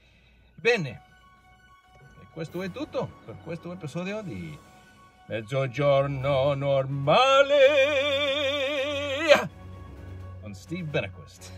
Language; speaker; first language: Italian; non-native, learner; English